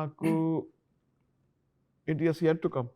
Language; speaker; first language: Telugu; non-native, learner; Tamil